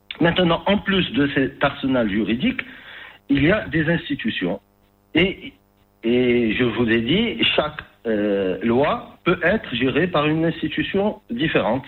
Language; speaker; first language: French; non-native, local second language; Arabic